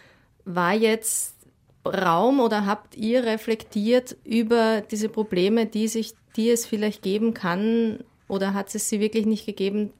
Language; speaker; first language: German; native; German